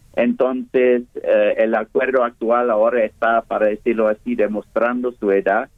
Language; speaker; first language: Spanish; non-native, fluent; English